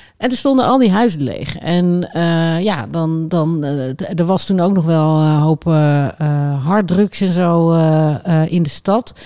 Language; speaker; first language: Dutch; native; Dutch